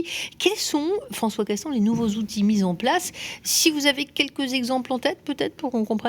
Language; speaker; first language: French; native; French